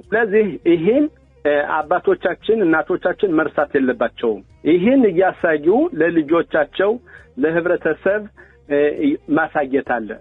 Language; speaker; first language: Amharic; early bilingual, heritage; Amharic